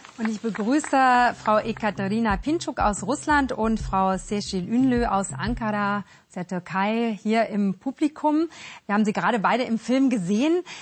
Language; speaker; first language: German; native; German